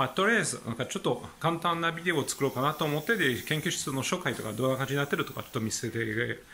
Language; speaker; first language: Japanese; non-native, fluent; French